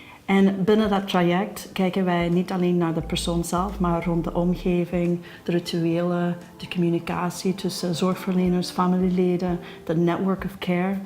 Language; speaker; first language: Dutch; non-native, fluent; English